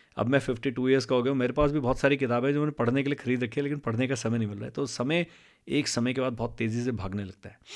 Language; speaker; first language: Hindi; non-native, local second language; Punjabi